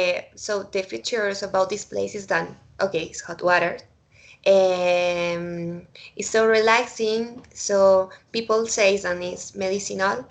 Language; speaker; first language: English; non-native, learner; Spanish